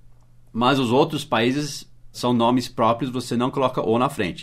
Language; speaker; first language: Portuguese; non-native, fluent; English